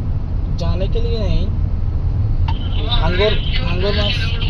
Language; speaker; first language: Hindi; non-native, learner; Bangla